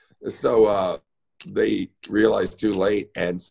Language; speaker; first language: English; native; English